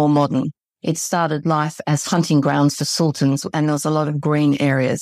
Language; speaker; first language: English; native; English